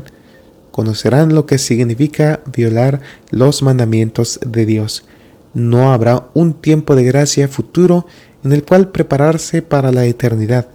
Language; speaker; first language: Spanish; native; Spanish